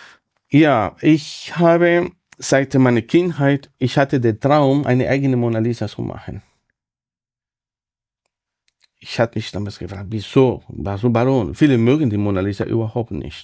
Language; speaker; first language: German; non-native, fluent; Spanish